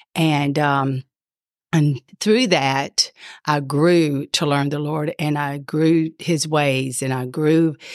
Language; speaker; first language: English; native; English